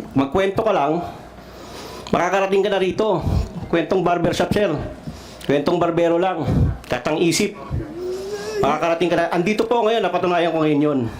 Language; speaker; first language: Filipino; non-native, local second language; Cebuano